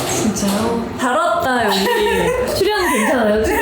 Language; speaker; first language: Korean; native; Korean